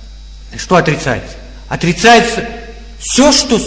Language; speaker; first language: Russian; native; Russian